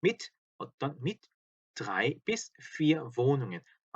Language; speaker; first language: German; non-native, fluent; Korean